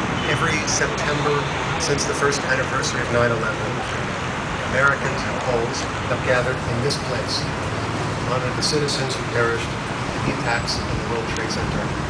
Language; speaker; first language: English; native; English